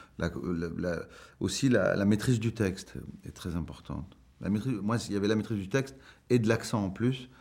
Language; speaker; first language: French; native; French